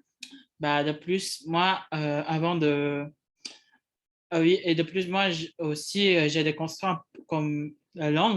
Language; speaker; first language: French; non-native, fluent; Indonesian